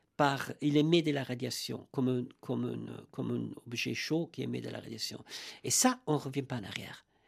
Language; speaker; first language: French; non-native, fluent; Italian